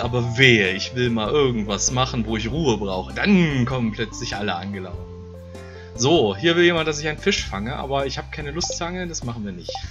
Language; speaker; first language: German; native; German